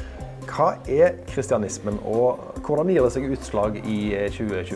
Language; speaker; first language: Norwegian; native; Norwegian